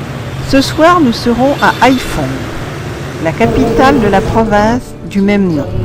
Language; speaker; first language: French; native; French